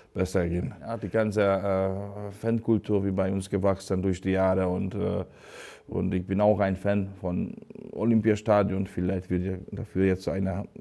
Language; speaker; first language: German; non-native, fluent; Hungarian